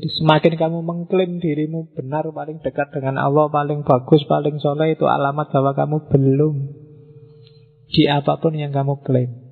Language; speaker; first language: Indonesian; non-native, local second language; Javanese